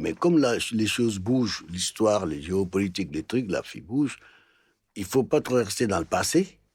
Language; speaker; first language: French; non-native, local second language; Wolof